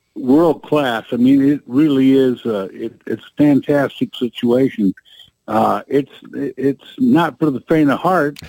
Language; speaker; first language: English; native; English